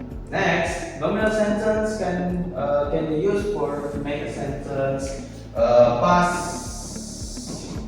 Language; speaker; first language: English; non-native, learner; Indonesian